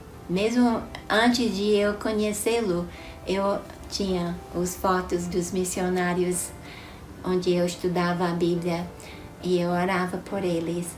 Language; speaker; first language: Portuguese; non-native, fluent; English